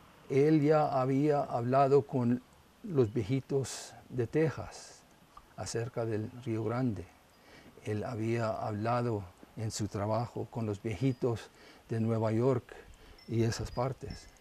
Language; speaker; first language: Spanish; non-native, local second language; English